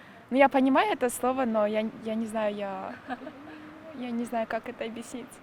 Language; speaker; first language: Russian; non-native, local second language; Kyrgyz